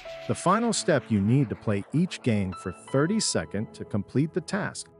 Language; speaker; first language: English; non-native, learner; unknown